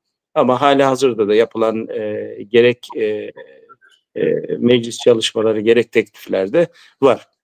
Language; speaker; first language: Turkish; early bilingual, heritage; Turkish